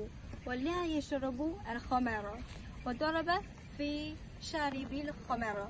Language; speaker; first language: Arabic; non-native, learner; Chinese